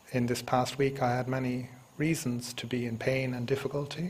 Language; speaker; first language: English; native; English